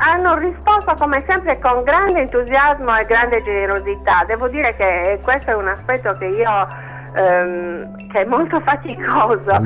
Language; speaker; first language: Italian; native; Italian